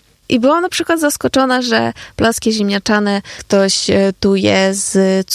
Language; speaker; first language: Polish; non-native, fluent; Ukrainian